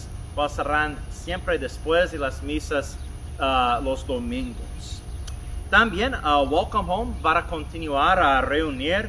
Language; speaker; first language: Spanish; non-native, fluent; English